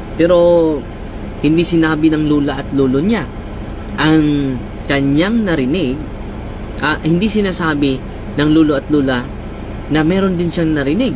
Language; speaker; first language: Filipino; non-native, local second language; Cebuano